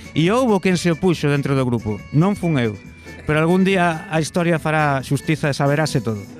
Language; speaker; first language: Galician; non-native, local second language; Spanish